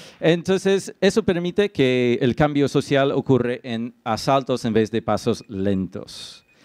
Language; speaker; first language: Spanish; non-native, fluent; English